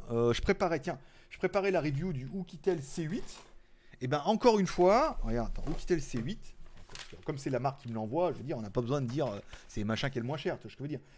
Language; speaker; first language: French; native; French